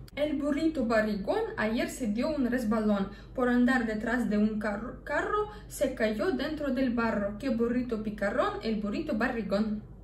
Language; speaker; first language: Spanish; non-native, fluent; Russian